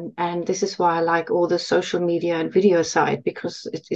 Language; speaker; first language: English; non-native, fluent; German